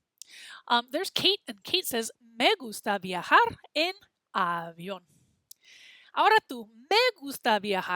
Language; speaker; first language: Spanish; non-native, fluent; English